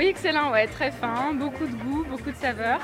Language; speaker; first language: French; native; French